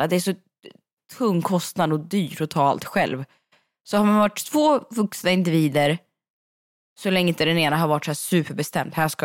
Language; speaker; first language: Swedish; native; Swedish